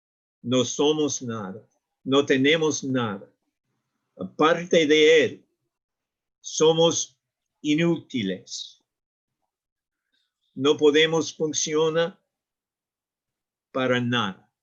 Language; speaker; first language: Spanish; non-native, learner; English